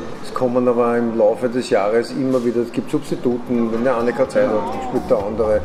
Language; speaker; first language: German; native; German